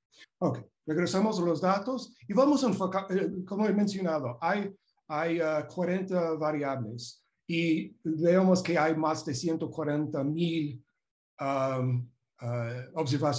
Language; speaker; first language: Spanish; non-native, fluent; English